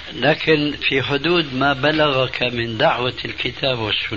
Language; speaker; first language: Arabic; early bilingual, other home language; Albanian